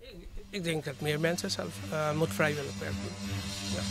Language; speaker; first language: Dutch; non-native, fluent; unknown